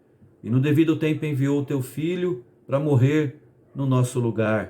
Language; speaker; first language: Portuguese; native; Portuguese